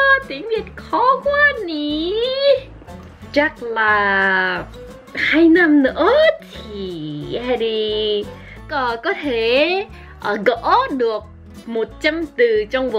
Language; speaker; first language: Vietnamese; non-native, fluent; Korean